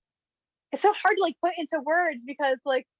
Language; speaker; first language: English; native; English